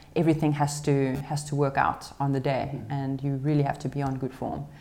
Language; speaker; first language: English; native; English